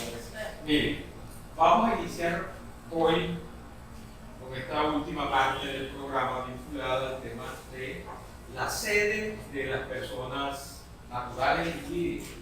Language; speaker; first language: Spanish; native; Spanish